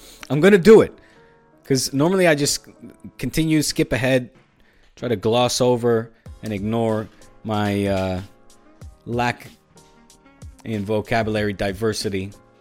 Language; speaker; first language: English; early bilingual, other home language; Spanish